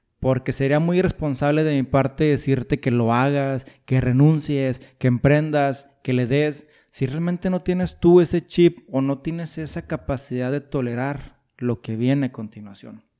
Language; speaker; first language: Spanish; native; Spanish